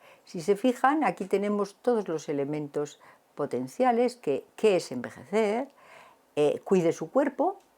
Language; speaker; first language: Spanish; native; Spanish